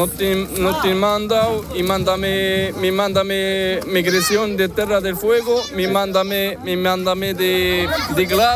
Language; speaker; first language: Spanish; non-native, learner; Arabic